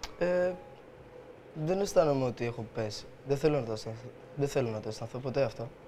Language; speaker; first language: Greek; early bilingual, other home language; Albanian